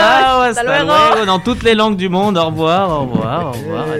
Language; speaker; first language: French; native; French